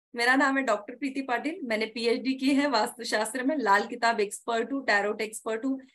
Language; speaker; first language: Hindi; non-native, local second language; Marathi